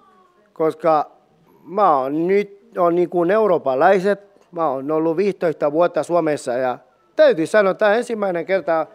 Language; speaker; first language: Finnish; non-native, learner; Spanish